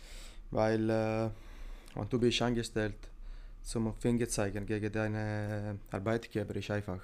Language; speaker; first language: German; non-native, learner; Italian